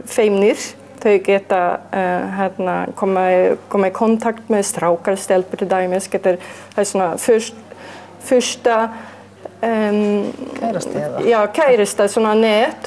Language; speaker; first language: Icelandic; non-native, learner; Swedish